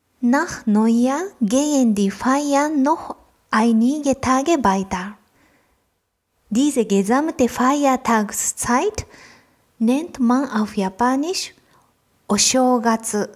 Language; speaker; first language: German; non-native, fluent; Japanese